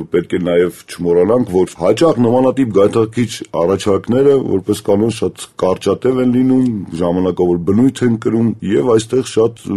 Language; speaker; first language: Armenian; native; Armenian